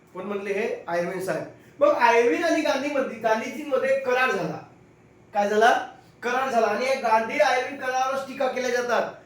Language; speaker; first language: Marathi; non-native, local second language; Hindi